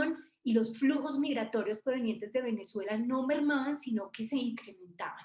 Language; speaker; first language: Spanish; native; Spanish